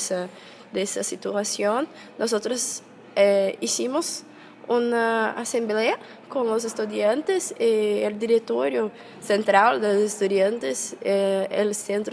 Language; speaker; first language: Spanish; non-native, fluent; Portuguese